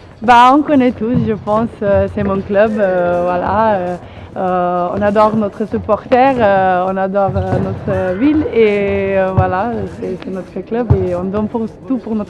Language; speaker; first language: French; non-native, fluent; Slovenian